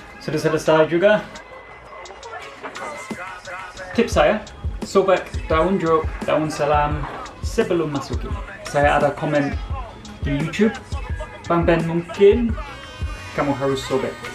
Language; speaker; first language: Indonesian; non-native, learner; English